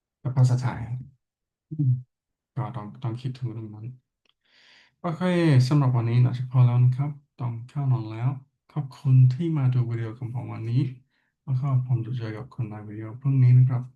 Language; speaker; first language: Thai; non-native, learner; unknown